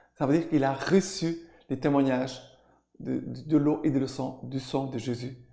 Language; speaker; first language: French; non-native, fluent; Portuguese